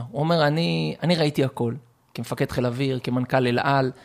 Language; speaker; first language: Hebrew; native; Hebrew